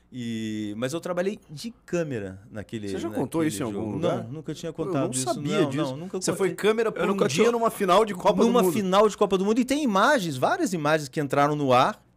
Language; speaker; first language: Portuguese; native; Portuguese